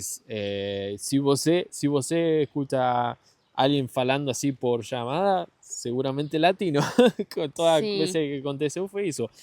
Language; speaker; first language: Portuguese; non-native, learner; Spanish